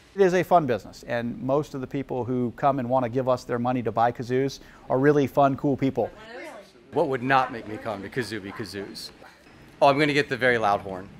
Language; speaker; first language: English; native; English